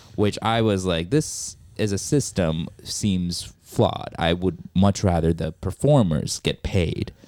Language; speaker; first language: English; native; English